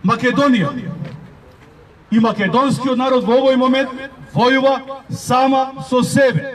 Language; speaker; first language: Macedonian; native; Macedonian